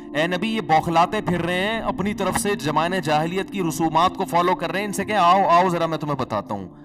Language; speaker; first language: Urdu; native; Urdu